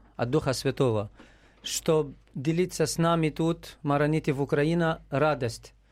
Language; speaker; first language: Russian; non-native, learner; Arabic